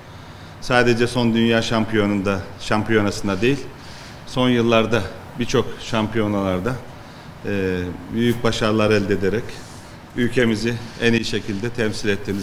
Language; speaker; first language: Turkish; native; Turkish